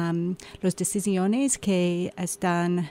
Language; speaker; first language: Spanish; non-native, learner; English